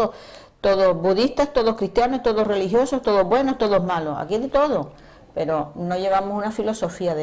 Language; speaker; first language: Spanish; native; Spanish